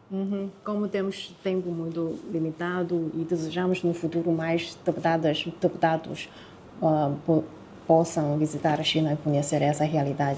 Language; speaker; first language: Portuguese; non-native, fluent; Chinese